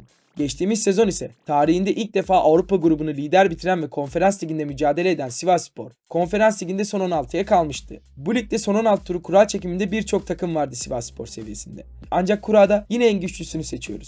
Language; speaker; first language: Turkish; native; Turkish